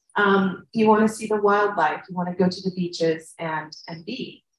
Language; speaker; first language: English; native; English